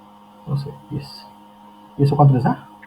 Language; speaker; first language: Spanish; native; Spanish